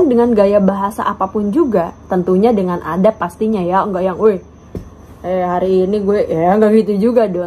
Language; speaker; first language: Indonesian; native; Indonesian